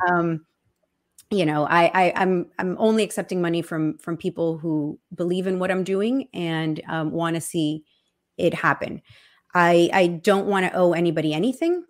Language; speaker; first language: English; early bilingual, other home language; Spanish